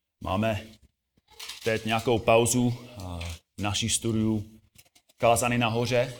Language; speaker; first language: Czech; non-native, fluent; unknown